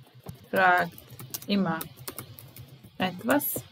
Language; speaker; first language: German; non-native, fluent; Serbian